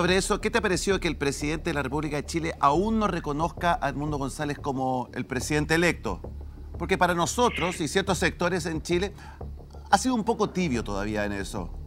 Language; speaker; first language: Spanish; native; Spanish